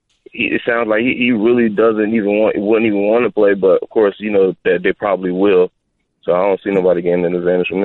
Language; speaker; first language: English; native; English